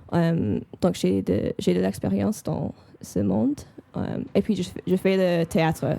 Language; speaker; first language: French; non-native, fluent; English